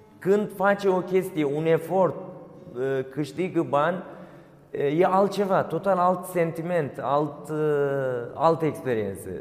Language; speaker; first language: Romanian; non-native, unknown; Turkish